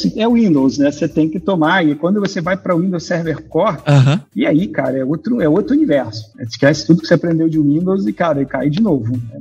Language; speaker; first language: Portuguese; native; Portuguese